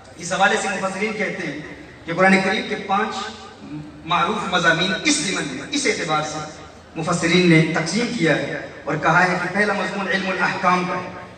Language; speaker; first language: Urdu; early bilingual, heritage; Urdu